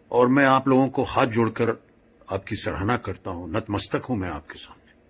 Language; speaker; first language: Hindi; native; Hindi